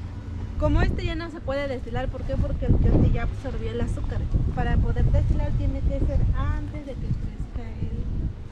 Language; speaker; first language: Spanish; native; Spanish